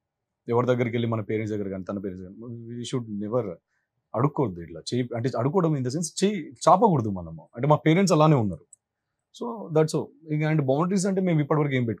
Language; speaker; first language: Telugu; native; Telugu